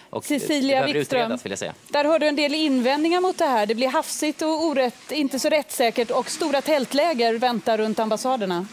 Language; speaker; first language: Swedish; native; Swedish